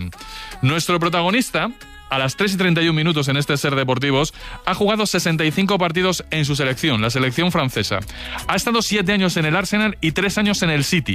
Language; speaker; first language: Spanish; native; Spanish